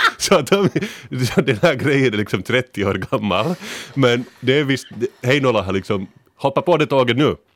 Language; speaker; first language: Swedish; native; Swedish